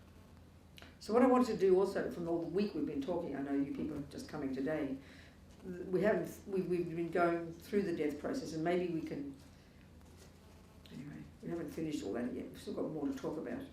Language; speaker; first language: English; native; English